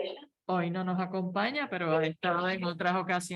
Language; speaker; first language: Spanish; native; Spanish